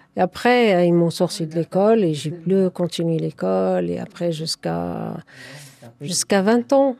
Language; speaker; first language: French; non-native, fluent; Arabic